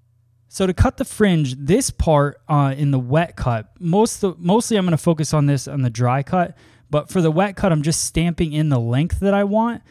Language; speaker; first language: English; native; English